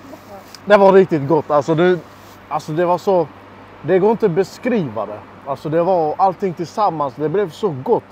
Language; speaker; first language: Swedish; native; Swedish